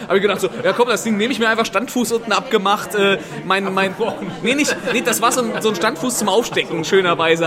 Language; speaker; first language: German; native; German